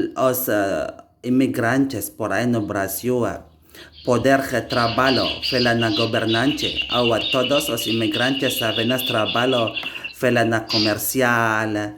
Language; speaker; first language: Portuguese; non-native, learner; Indonesian